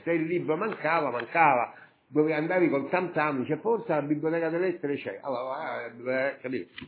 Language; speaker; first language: Italian; native; Italian